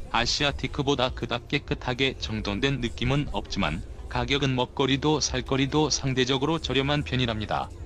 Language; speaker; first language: Korean; native; Korean